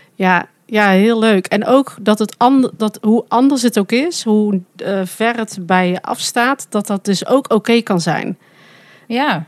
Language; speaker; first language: Dutch; native; Dutch